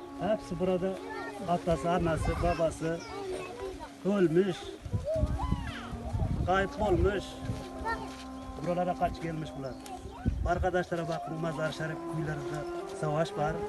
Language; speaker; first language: Turkish; non-native, learner; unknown